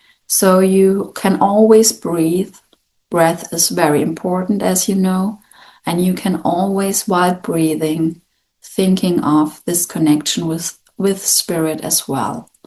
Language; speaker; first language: English; non-native, fluent; German